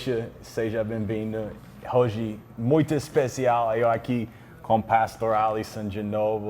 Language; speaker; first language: Portuguese; non-native, learner; English